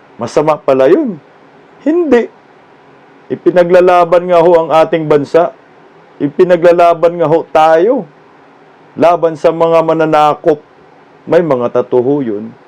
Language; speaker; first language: Filipino; non-native, local second language; Cebuano